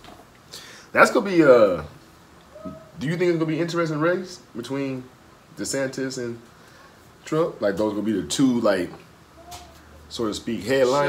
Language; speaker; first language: English; native; English